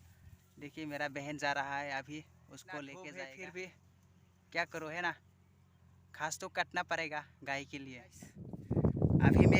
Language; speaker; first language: Hindi; non-native, local second language; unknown